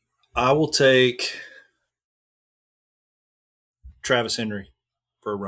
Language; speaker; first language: English; native; English